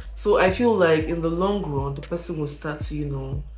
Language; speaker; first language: English; non-native, local second language; Igbo